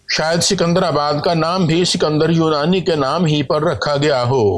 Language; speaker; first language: Urdu; native; Urdu